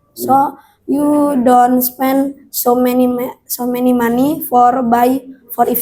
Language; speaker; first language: English; non-native, learner; Indonesian